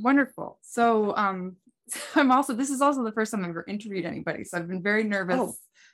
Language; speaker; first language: English; native; English